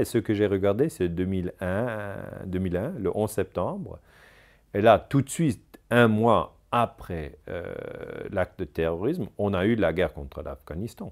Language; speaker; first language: French; non-native, local second language; German